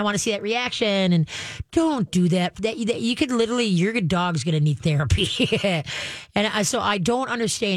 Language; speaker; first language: English; native; English